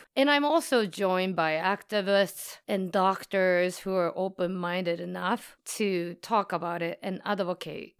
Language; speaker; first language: English; non-native, fluent; Japanese